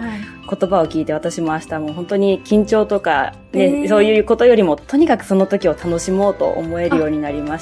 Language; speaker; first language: Japanese; native; Japanese